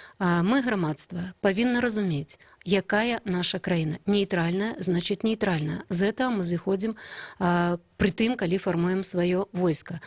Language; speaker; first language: Belarusian; native; Belarusian